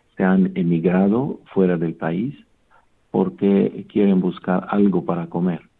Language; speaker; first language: Spanish; non-native, fluent; Arabic